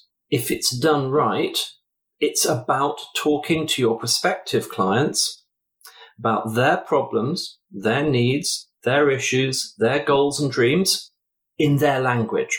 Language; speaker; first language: English; native; English